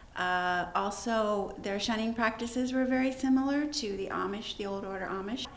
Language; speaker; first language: English; native; English